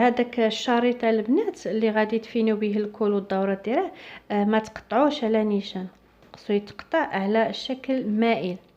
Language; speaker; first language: Arabic; native; Arabic